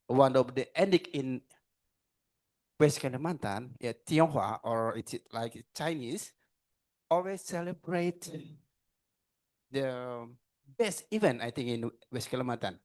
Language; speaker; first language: English; non-native, learner; Indonesian